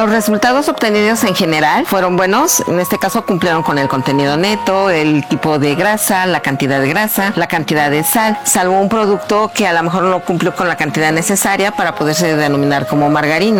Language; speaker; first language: Spanish; native; Spanish